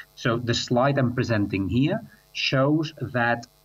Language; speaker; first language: English; non-native, fluent; Catalan